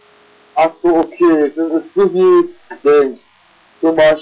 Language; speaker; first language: German; non-native, local second language; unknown